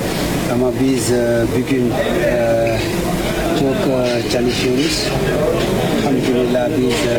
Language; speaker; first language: Turkish; non-native, learner; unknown